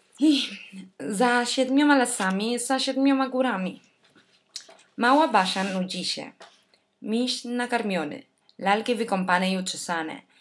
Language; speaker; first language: Polish; non-native, learner; Spanish